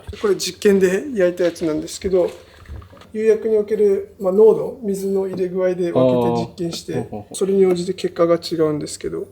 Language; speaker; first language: Japanese; native; Japanese